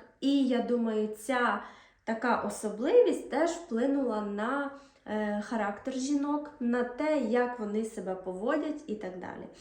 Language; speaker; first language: Ukrainian; native; Ukrainian